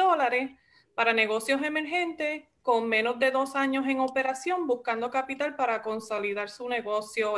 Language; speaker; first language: Spanish; early bilingual, heritage; Spanish